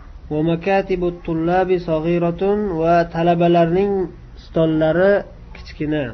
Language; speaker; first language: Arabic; non-native, fluent; Uzbek